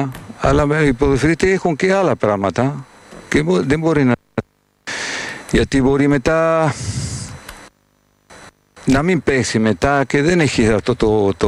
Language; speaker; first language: Greek; non-native, fluent; Spanish